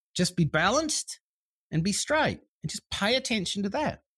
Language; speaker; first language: English; native; English